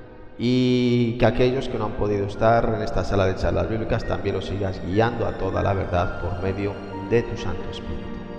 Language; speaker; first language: Spanish; native; Spanish